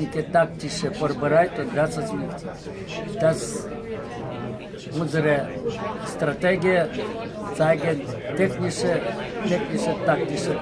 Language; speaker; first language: German; non-native, learner; Ukrainian